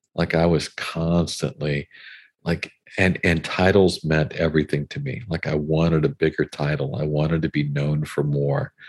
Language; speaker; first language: English; native; English